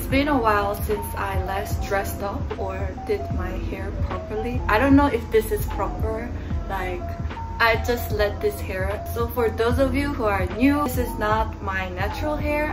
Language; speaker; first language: English; non-native, fluent; Korean